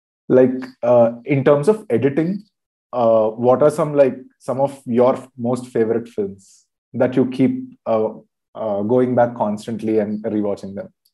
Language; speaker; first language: English; non-native, local second language; Telugu